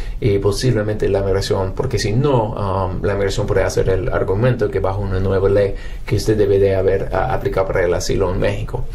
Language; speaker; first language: Spanish; non-native, fluent; English